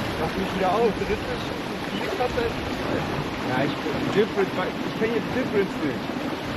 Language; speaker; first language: German; native; German